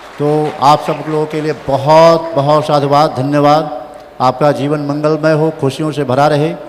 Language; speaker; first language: Hindi; native; Hindi